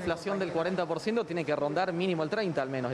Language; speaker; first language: Spanish; native; Spanish